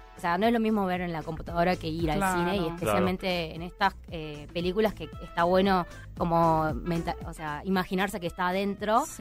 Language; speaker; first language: Spanish; native; Spanish